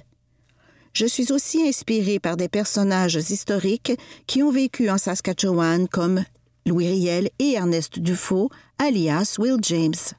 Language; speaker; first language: French; native; French